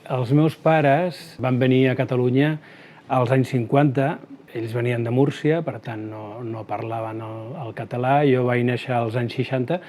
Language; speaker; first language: Catalan; non-native, local second language; Spanish